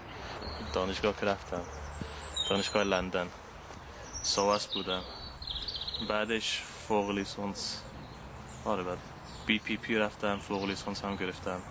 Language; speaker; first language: Persian; non-native, fluent; English